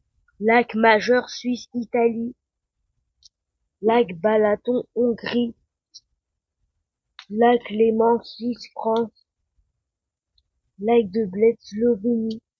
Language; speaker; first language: French; native; French